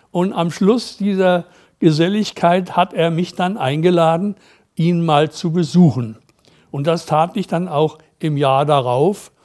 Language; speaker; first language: German; native; German